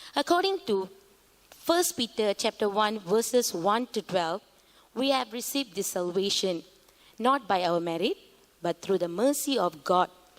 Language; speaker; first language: English; non-native, local second language; Tamil